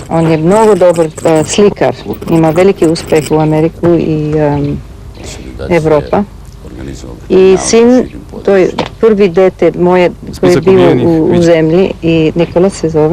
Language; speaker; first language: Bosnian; early bilingual, heritage; Bosnian